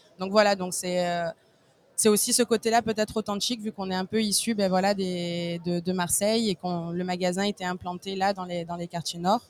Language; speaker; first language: French; native; French